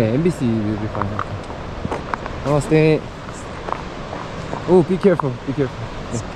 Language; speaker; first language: English; non-native, learner; Korean